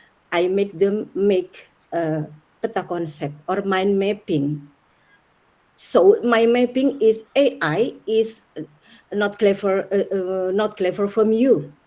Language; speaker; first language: English; non-native, learner; Indonesian